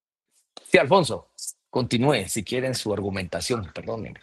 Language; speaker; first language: Spanish; native; Spanish